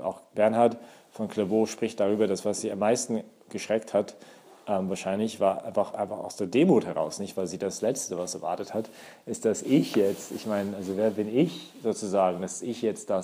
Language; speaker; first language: German; native; German